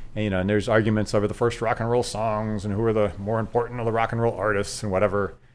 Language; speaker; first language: English; native; English